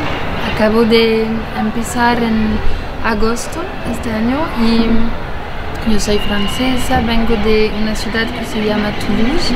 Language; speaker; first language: Spanish; non-native, fluent; French